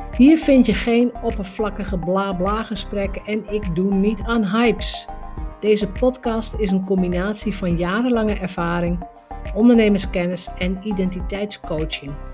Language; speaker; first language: Dutch; native; Dutch